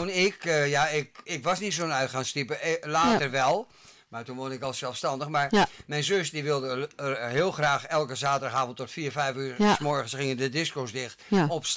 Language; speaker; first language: Dutch; native; Dutch